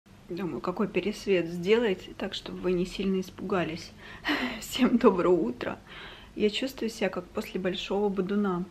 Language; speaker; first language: Russian; native; Russian